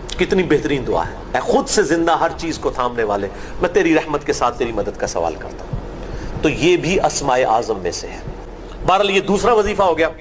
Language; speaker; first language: Urdu; non-native, local second language; Punjabi